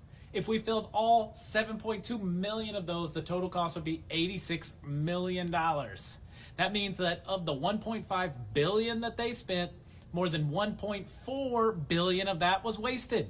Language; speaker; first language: English; native; English